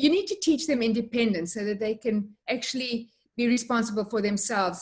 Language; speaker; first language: English; native; English